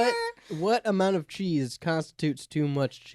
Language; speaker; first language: English; native; English